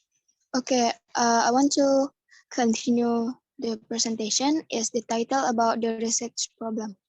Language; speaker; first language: English; non-native, learner; Indonesian